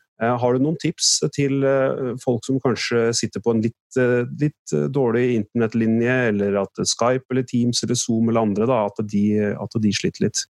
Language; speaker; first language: Norwegian; native; Norwegian